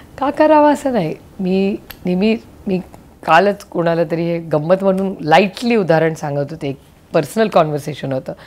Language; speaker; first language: Marathi; native; Marathi